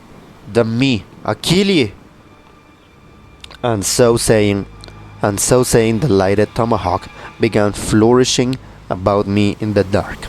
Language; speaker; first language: English; non-native, fluent; Spanish